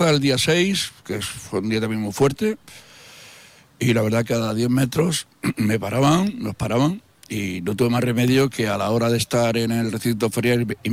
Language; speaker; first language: Spanish; native; Spanish